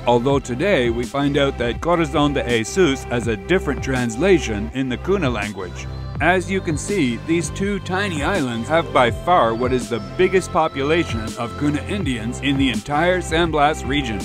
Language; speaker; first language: English; native; English